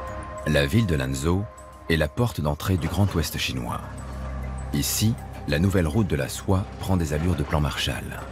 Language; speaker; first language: French; native; French